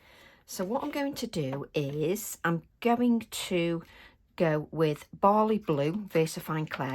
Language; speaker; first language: English; native; English